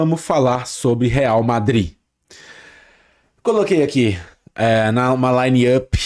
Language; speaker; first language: Portuguese; native; Portuguese